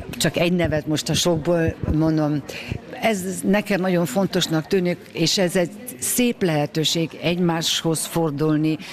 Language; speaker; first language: Hungarian; early bilingual, heritage; Hungarian